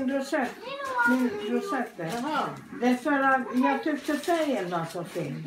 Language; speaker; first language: Swedish; non-native, fluent; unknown